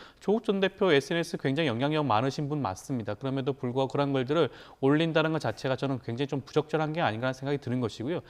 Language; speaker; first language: Korean; native; Korean